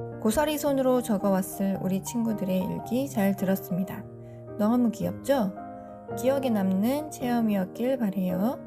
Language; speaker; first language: Korean; native; Korean